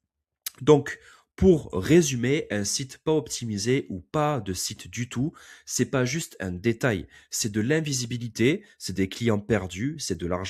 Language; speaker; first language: French; native; French